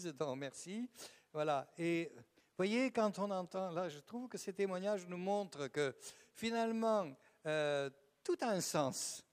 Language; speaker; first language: French; native; French